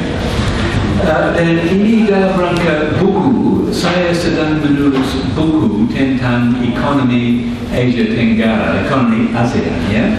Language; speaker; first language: Indonesian; non-native, fluent; English